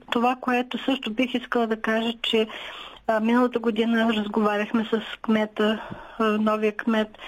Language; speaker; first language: Bulgarian; native; Bulgarian